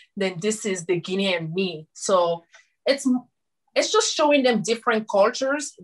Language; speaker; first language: English; non-native, fluent; Susu